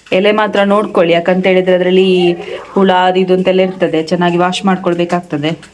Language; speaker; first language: Kannada; native; Kannada